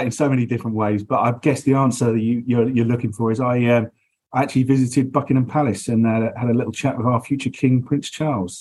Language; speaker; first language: English; native; English